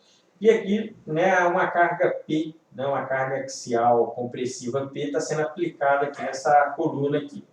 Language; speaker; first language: Portuguese; native; Portuguese